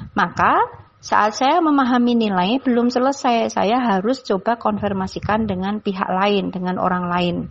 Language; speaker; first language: Indonesian; non-native, local second language; Javanese